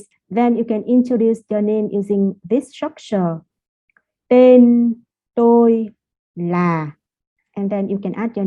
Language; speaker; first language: English; non-native, fluent; Vietnamese